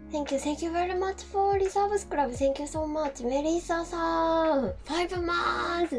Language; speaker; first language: English; non-native, learner; Japanese